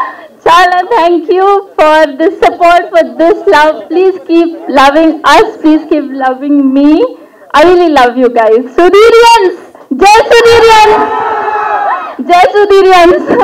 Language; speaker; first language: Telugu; non-native, local second language; Hindi